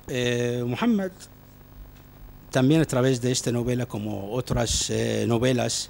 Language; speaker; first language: Spanish; non-native, fluent; Arabic